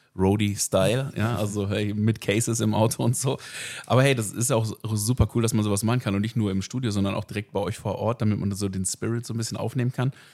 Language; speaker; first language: German; native; German